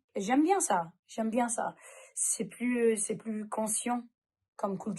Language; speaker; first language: French; non-native, fluent; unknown